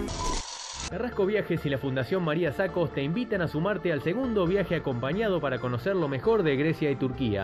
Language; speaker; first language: Spanish; native; Spanish